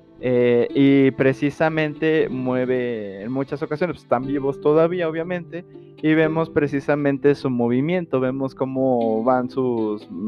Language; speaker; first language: Spanish; native; Spanish